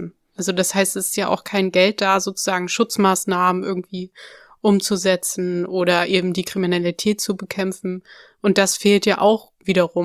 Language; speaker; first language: German; native; German